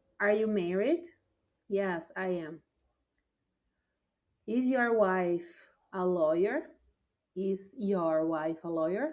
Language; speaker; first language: English; non-native, fluent; Portuguese